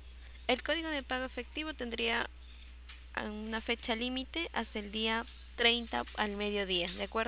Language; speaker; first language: Spanish; native; Spanish